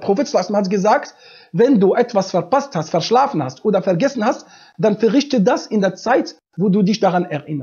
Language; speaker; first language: German; non-native, fluent; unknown